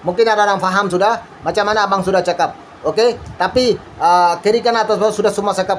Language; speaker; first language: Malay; non-native, learner; Bangla